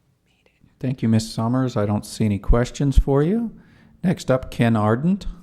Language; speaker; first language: English; native; English